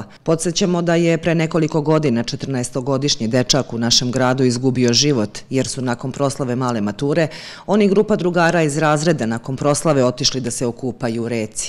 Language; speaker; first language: Serbian; native; Serbian